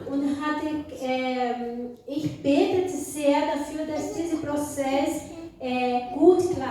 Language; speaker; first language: German; non-native, fluent; Portuguese